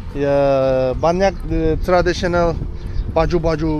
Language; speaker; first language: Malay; non-native, learner; Turkish